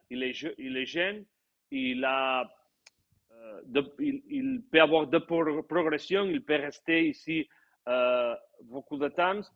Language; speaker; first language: French; non-native, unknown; Catalan